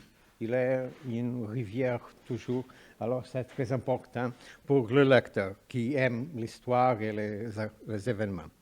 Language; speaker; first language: French; non-native, fluent; Portuguese